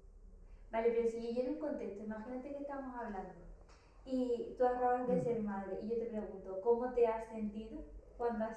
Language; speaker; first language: Spanish; native; Spanish